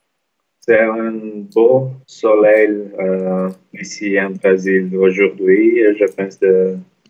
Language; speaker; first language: French; non-native, learner; Portuguese